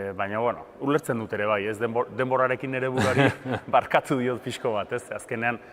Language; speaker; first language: Basque; native; Basque